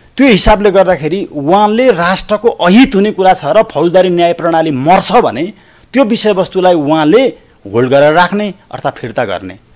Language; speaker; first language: Nepali; native; Nepali